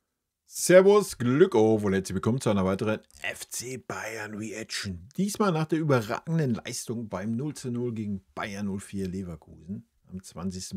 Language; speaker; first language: German; native; German